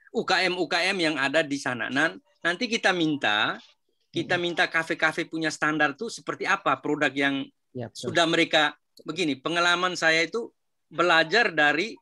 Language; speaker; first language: Indonesian; native; Indonesian